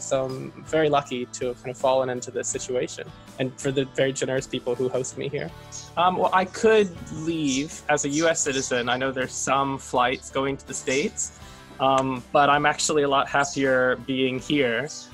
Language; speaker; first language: English; native; English